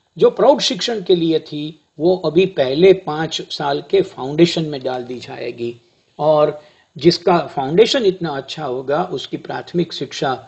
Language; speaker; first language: Hindi; non-native, local second language; Gujarati